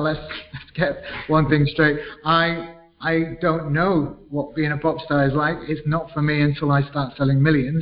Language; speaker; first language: English; native; English